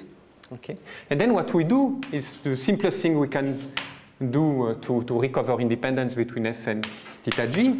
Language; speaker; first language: English; non-native, fluent; French